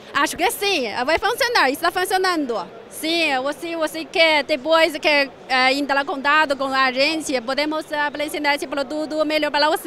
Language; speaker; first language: Portuguese; non-native, learner; Chinese